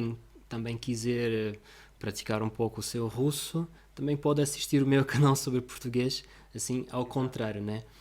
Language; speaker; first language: Portuguese; non-native, fluent; Russian